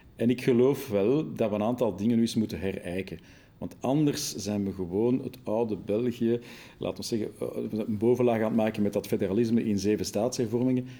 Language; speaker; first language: Dutch; native; Dutch